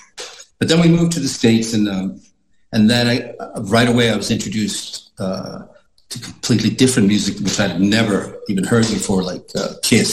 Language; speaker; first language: English; non-native, fluent; Icelandic